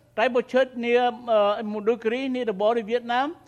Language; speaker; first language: English; non-native, learner; Khmer